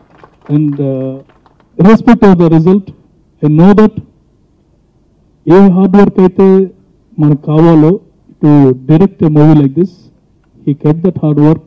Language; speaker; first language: Telugu; native; Telugu